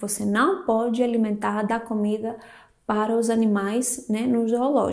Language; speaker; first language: Portuguese; non-native, fluent; Greek